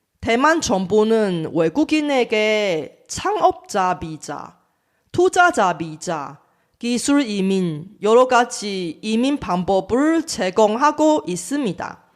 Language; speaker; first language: Korean; non-native, fluent; Chinese